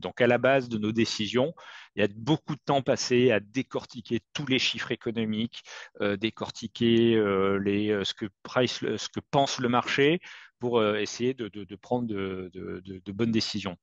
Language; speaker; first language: French; native; French